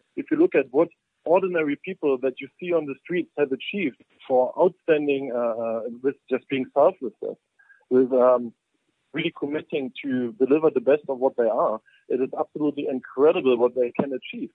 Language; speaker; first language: English; non-native, fluent; German